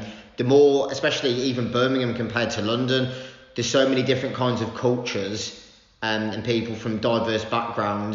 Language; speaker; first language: English; native; English